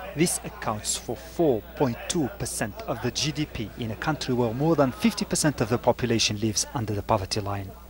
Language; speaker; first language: English; non-native, fluent; Arabic